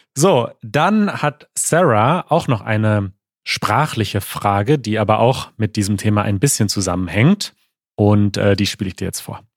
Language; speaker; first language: German; native; German